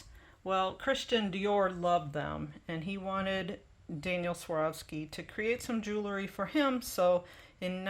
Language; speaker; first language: English; native; English